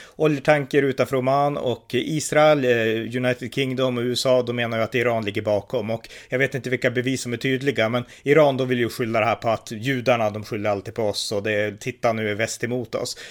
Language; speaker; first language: Swedish; native; Swedish